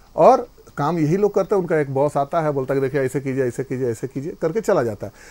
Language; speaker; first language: Hindi; native; Hindi